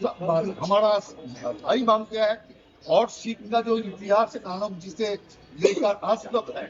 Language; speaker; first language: Hindi; non-native, local second language; Bangla